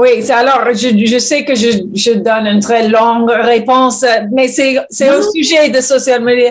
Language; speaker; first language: French; non-native, learner; English